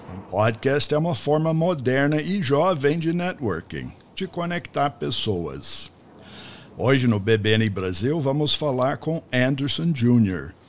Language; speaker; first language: Portuguese; non-native, fluent; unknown